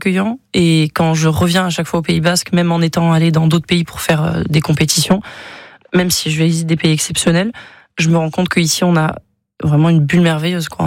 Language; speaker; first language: French; native; French